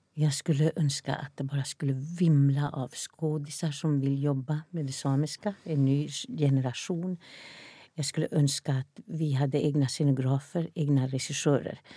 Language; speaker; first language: Swedish; non-native, local second language; Northern Sami